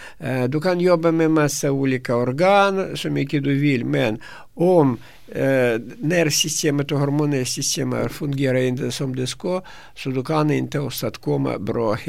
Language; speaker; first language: Swedish; non-native, fluent; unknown